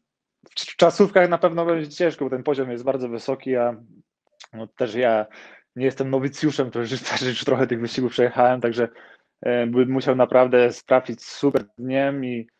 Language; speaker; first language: Polish; native; Polish